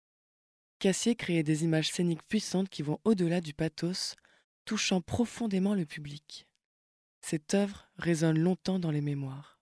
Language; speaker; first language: French; native; French